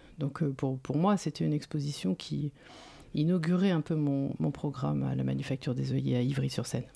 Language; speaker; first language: French; native; French